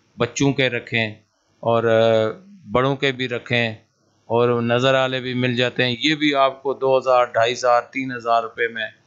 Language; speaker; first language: Urdu; non-native, local second language; Punjabi